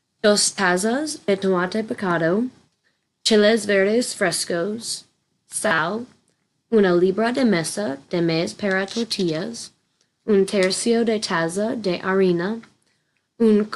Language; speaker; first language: Spanish; non-native, learner; English